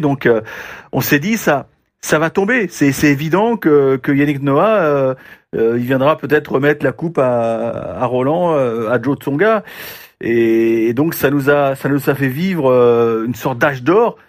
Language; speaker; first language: French; native; French